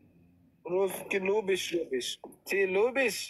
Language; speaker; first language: Russian; non-native, learner; Turkmen